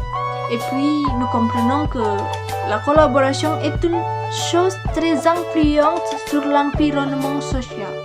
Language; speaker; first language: French; non-native, learner; Indonesian